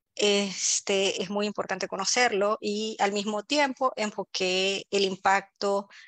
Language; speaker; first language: Spanish; native; Spanish